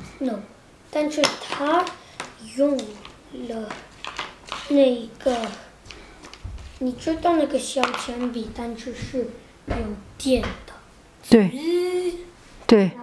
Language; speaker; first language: Chinese; early bilingual, heritage; Chinese